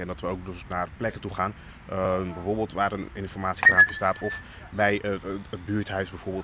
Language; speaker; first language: Dutch; native; Dutch